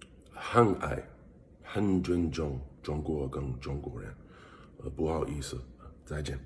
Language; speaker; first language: Chinese; non-native, learner; English